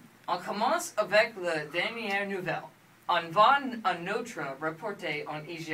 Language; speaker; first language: French; non-native, learner; English